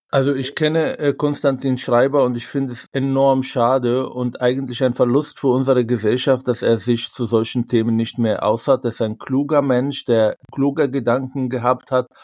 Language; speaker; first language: German; non-native, fluent; Arabic